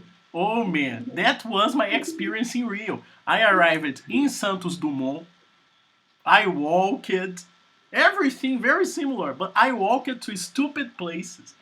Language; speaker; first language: English; non-native, fluent; Portuguese